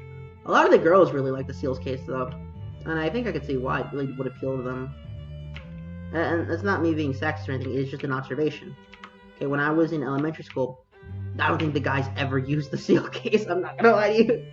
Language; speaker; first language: English; native; English